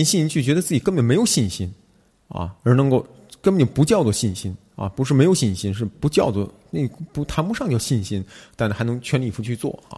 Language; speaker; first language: Chinese; native; Chinese